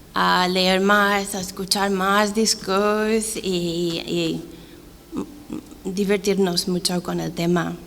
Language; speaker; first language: Spanish; non-native, fluent; English